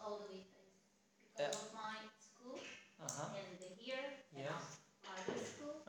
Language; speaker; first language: English; non-native, learner; Turkish